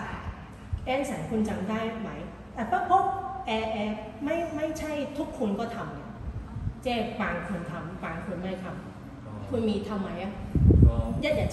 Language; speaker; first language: Thai; non-native, learner; Cantonese